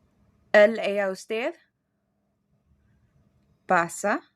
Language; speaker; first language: Spanish; non-native, fluent; English